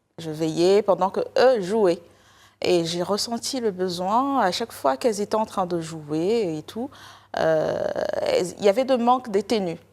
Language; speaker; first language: French; non-native, local second language; Lingala